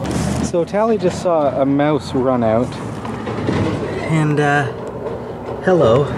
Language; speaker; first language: English; native; English